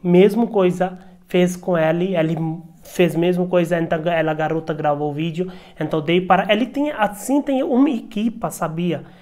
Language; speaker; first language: Portuguese; non-native, learner; Hindi